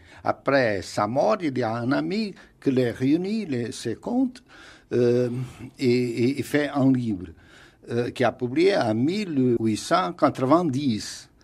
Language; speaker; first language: French; non-native, fluent; Portuguese